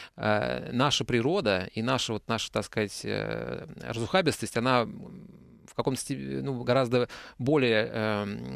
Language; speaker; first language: Russian; native; Russian